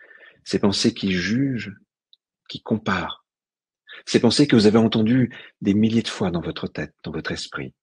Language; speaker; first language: French; native; French